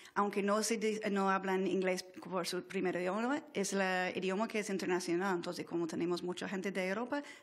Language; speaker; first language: Spanish; non-native, fluent; English